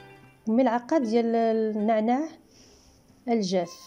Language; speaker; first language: Arabic; native; Arabic